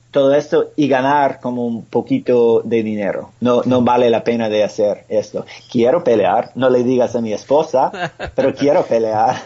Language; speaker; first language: Spanish; non-native, fluent; English